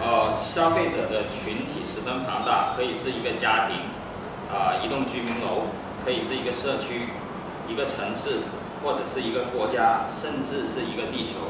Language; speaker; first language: Chinese; native; Chinese